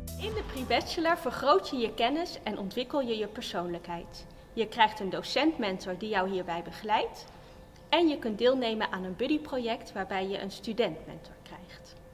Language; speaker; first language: Dutch; native; Dutch